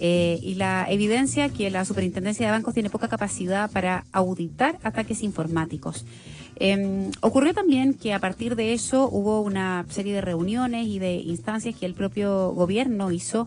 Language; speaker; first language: Spanish; native; Spanish